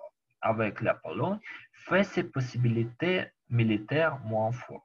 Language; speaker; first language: French; non-native, learner; Ukrainian